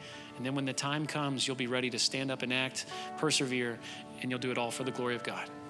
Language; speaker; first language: English; native; English